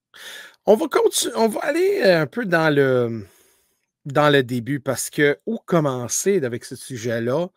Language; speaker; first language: French; native; French